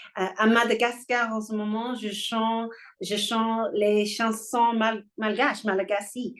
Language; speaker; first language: French; non-native, learner; English